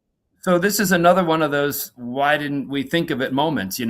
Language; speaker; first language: English; native; English